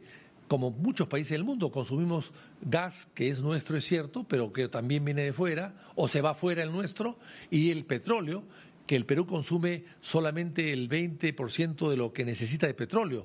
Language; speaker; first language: Spanish; native; Spanish